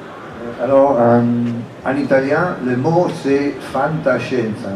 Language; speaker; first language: French; non-native, fluent; Italian